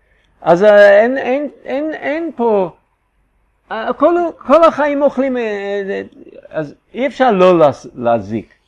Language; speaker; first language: Hebrew; non-native, fluent; English